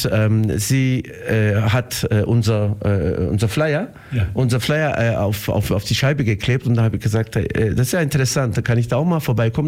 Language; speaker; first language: German; early bilingual, other home language; Turkish